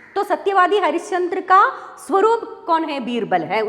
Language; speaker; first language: Hindi; non-native, local second language; Malayalam